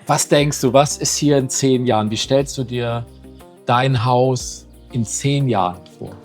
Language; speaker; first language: German; native; German